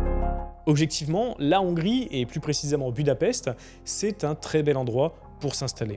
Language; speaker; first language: French; native; French